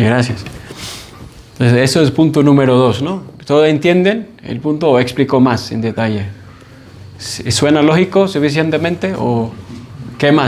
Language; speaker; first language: Spanish; non-native, fluent; English